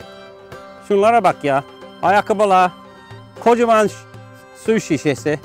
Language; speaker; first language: Turkish; non-native, learner; English